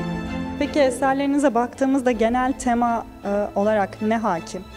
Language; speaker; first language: Turkish; native; Turkish